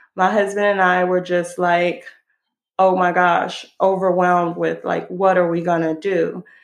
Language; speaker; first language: English; non-native, fluent; Hebrew